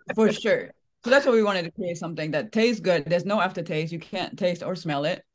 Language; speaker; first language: English; non-native, fluent; French